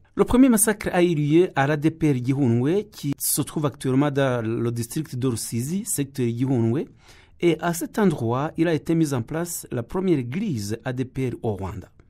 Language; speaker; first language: French; non-native, local second language; Kinyarwanda